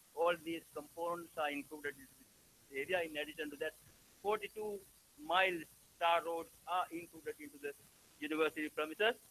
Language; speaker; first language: English; non-native, local second language; Sinhala